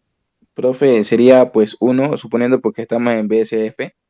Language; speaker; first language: Spanish; native; Spanish